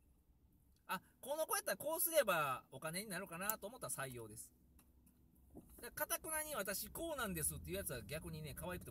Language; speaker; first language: Japanese; native; Japanese